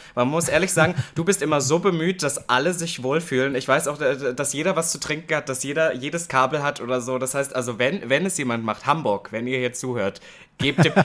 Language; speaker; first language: German; native; German